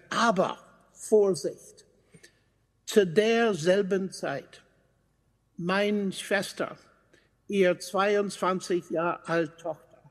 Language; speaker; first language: German; non-native, fluent; English